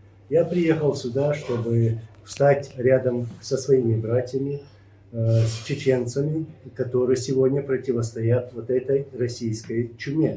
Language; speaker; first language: Russian; non-native, local second language; Chechen